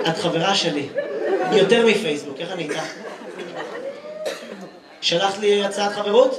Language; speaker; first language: Hebrew; native; Hebrew